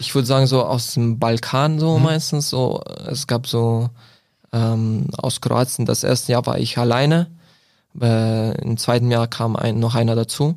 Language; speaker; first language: German; non-native, fluent; Croatian